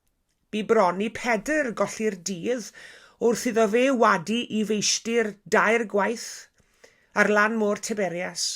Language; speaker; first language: Welsh; native; Welsh